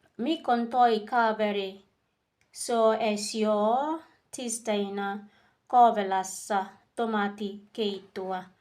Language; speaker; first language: Finnish; non-native, learner; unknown